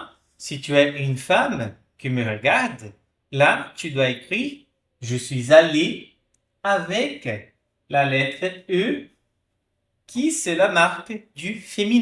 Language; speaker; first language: French; non-native, fluent; Portuguese